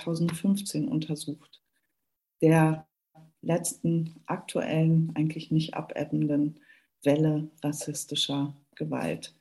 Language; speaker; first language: German; native; German